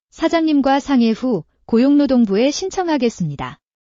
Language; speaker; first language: Korean; non-native, learner; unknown